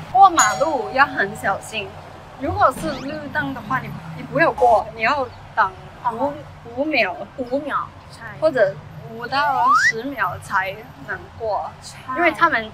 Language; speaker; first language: Chinese; early bilingual, heritage; Cantonese